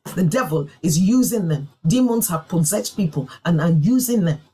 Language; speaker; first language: English; non-native, local second language; Yoruba